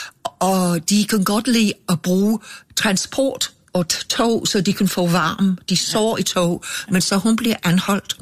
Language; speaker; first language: Danish; non-native, fluent; English